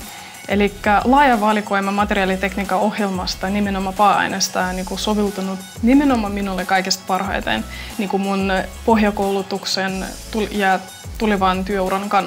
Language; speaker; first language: Finnish; non-native, fluent; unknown